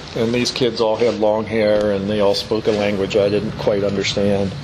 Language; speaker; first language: English; native; English